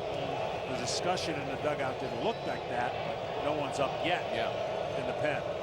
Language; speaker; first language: English; native; English